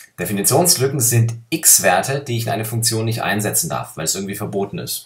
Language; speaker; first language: German; native; German